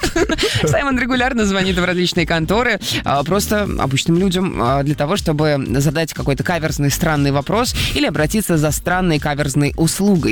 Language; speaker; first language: Russian; native; Russian